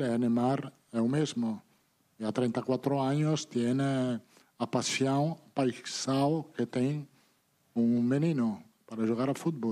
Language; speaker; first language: Portuguese; non-native, fluent; Italian